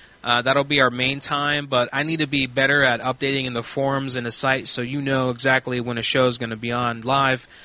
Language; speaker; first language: English; native; English